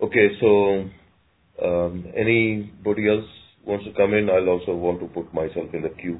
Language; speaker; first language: English; non-native, local second language; Urdu